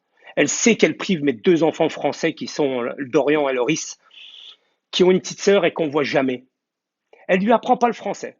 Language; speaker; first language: French; native; French